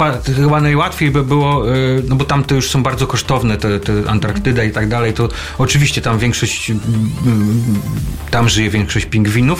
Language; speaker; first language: Polish; native; Polish